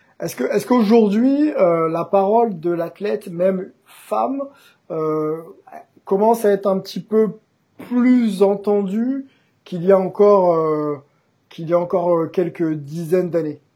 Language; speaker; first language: French; native; French